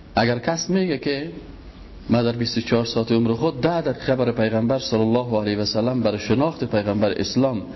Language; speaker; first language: Persian; native; Persian